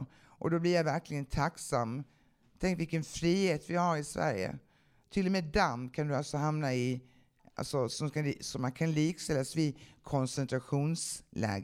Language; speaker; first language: Swedish; native; Swedish